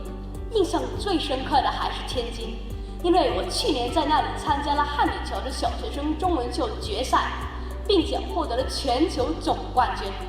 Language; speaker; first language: Chinese; non-native, learner; English